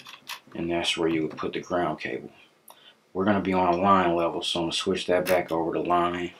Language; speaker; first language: English; native; English